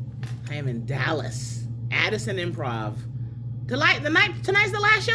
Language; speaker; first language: English; native; English